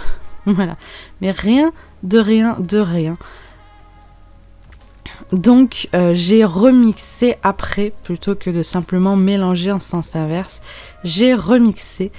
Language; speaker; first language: French; native; French